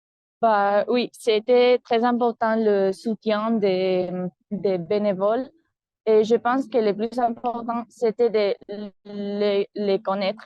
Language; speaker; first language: French; non-native, fluent; Spanish